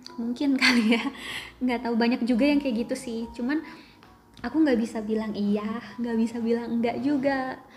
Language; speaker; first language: Indonesian; native; Indonesian